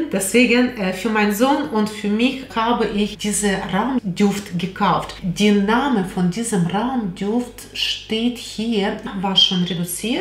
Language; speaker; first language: German; non-native, fluent; Russian